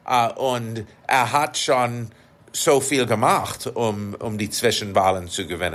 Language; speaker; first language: German; non-native, fluent; English